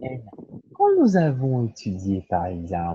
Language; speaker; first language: French; non-native, fluent; Portuguese